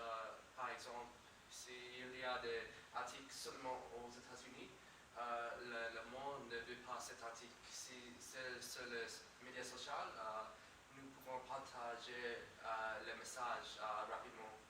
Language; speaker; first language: French; non-native, learner; English